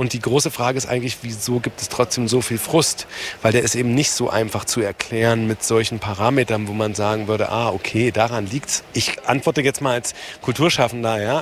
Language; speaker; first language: German; native; German